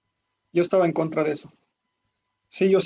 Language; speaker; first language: Spanish; early bilingual, heritage; Spanish